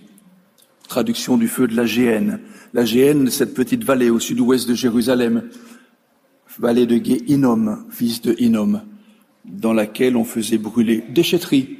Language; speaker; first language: French; native; French